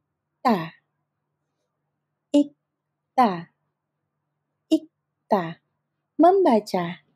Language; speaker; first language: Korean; non-native, fluent; Indonesian